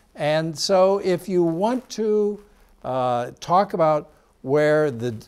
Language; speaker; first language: English; native; English